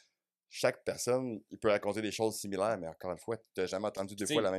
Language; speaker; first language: French; native; French